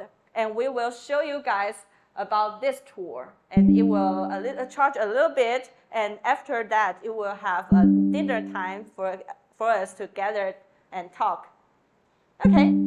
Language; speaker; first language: English; non-native, fluent; Chinese